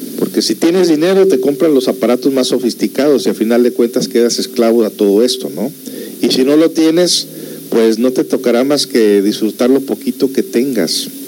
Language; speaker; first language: Spanish; early bilingual, heritage; Spanish